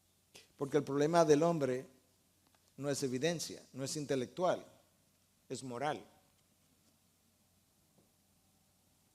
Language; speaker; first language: Spanish; native; Spanish